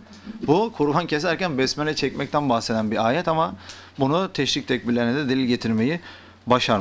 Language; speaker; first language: Turkish; native; Turkish